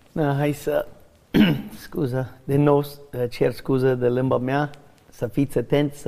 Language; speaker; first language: Romanian; non-native, learner; English